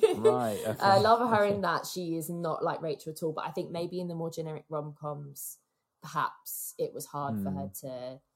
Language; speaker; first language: English; native; English